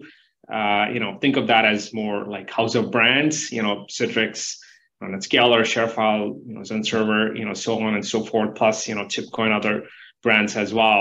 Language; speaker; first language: English; non-native, local second language; Telugu